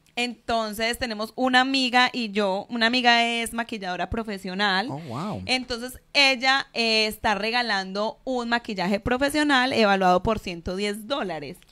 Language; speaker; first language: Spanish; native; Spanish